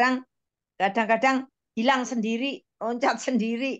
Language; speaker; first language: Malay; non-native, local second language; Javanese